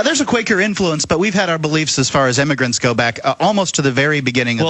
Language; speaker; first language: English; native; English